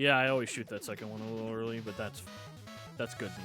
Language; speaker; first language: English; native; English